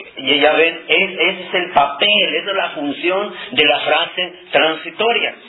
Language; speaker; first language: Spanish; non-native, local second language; Nahuatl languages